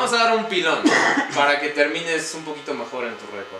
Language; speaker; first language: Spanish; native; Spanish